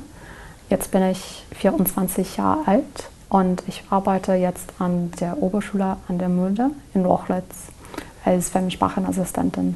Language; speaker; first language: German; non-native, learner; English